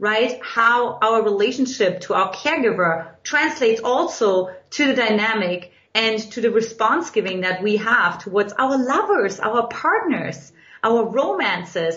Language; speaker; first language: English; non-native, fluent; German